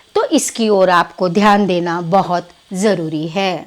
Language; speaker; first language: Hindi; non-native, local second language; Kannada